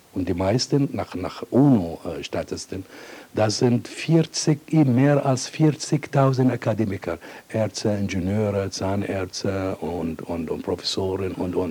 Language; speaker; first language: German; non-native, fluent; Arabic